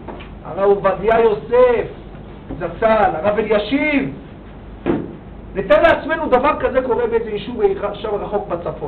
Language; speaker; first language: Hebrew; native; Hebrew